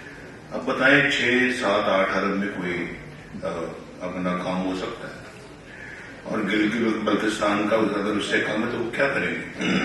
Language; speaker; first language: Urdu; non-native, local second language; Punjabi